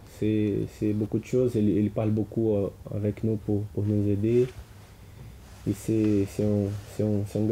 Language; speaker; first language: French; non-native, learner; Portuguese